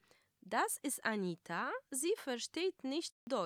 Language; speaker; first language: German; non-native, fluent; Polish